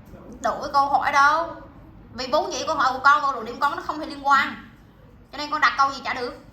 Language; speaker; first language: Vietnamese; native; Vietnamese